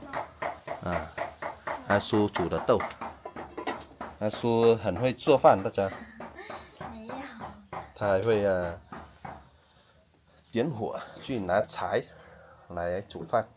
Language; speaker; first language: Chinese; non-native, learner; Vietnamese